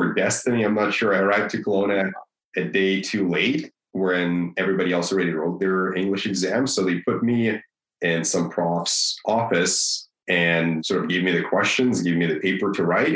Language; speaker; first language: English; non-native, fluent; Russian